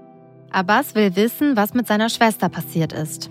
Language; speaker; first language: German; native; German